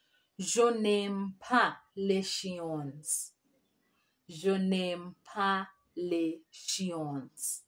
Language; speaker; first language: French; non-native, fluent; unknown